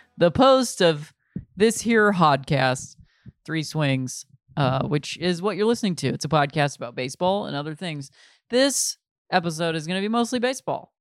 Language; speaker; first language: English; native; English